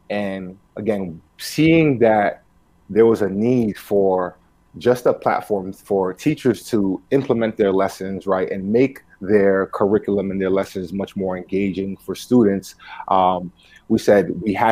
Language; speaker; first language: English; early bilingual, other home language; Spanish